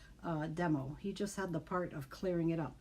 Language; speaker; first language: English; native; English